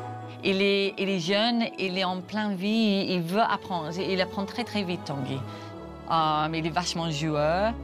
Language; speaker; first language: French; non-native, fluent; English